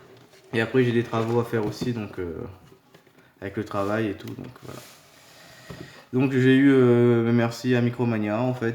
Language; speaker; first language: French; native; French